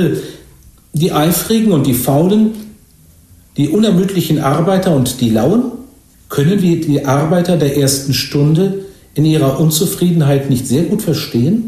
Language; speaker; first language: German; native; German